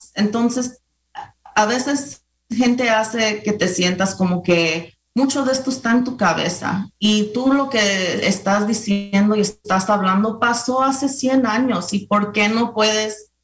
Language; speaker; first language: Spanish; early bilingual, heritage; Spanish